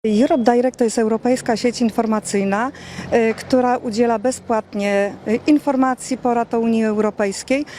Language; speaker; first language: Polish; native; Polish